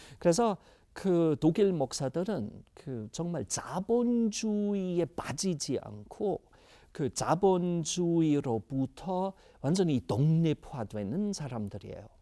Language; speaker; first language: Korean; non-native, fluent; German